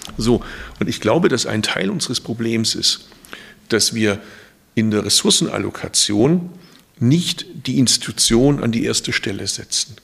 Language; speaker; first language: German; early bilingual, other home language; Turkish